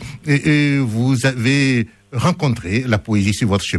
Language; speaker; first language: French; native; French